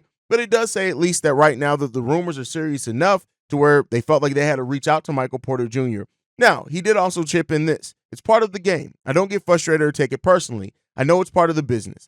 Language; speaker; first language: English; native; English